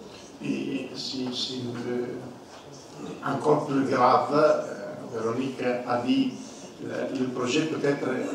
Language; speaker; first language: French; non-native, learner; Italian